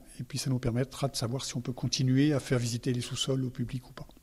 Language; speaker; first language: French; native; French